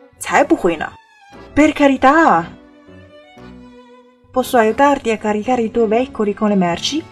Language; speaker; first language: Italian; non-native, fluent; Chinese